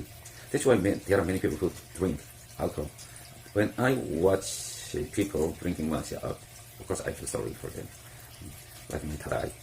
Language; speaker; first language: English; non-native, fluent; Korean